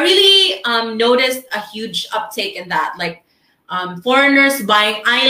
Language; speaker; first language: English; non-native, local second language; Filipino